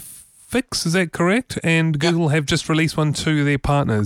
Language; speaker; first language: English; native; English